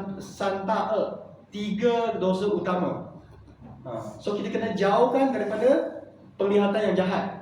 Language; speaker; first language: Malay; non-native, local second language; Chinese